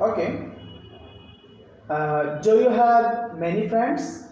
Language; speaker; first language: English; non-native, fluent; Bangla